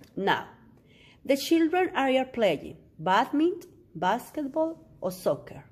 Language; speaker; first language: English; non-native, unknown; Spanish